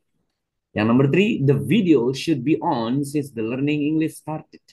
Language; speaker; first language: English; non-native, learner; Indonesian